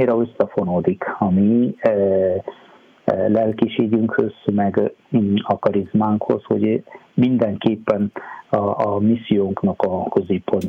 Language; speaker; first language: Hungarian; non-native, fluent; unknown